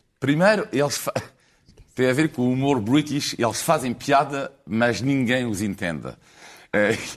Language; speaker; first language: Portuguese; non-native, fluent; French